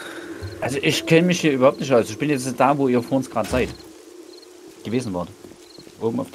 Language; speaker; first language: German; native; German